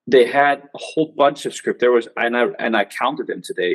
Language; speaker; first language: English; non-native, fluent; Danish